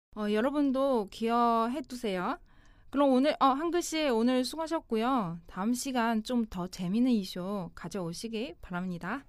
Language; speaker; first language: Korean; non-native, local second language; Chinese